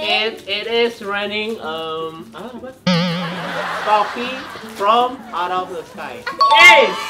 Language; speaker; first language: English; non-native, learner; Indonesian